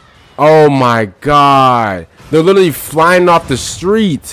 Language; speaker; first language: English; native; English